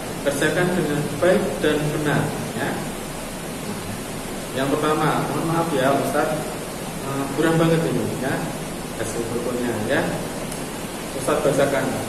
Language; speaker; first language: Indonesian; non-native, local second language; Javanese